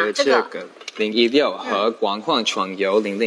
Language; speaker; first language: Chinese; non-native, learner; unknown